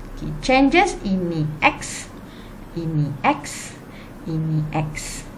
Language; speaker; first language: Malay; native; Malay